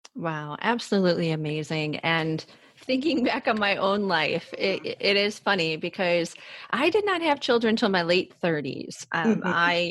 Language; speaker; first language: English; native; English